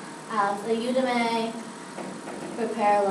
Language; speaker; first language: Spanish; non-native, learner; English